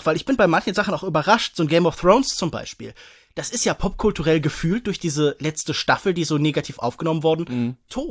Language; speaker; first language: German; native; German